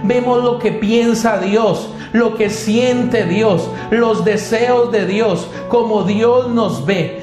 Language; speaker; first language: Spanish; native; Spanish